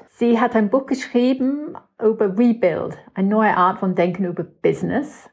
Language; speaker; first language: German; non-native, fluent; English